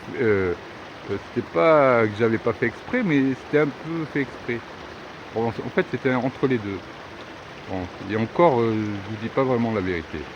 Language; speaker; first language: French; early bilingual, other home language; Arabic